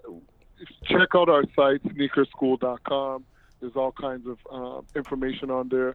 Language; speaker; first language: English; native; English